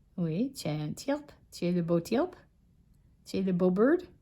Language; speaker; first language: French; non-native, learner; English